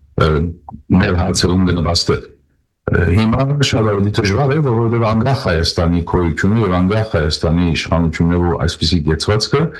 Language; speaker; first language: Armenian; early bilingual, heritage; Armenian